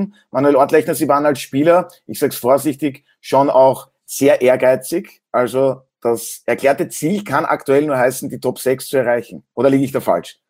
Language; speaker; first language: German; native; German